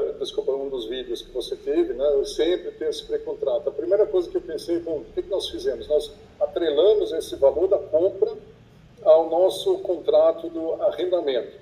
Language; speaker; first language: Portuguese; non-native, fluent; German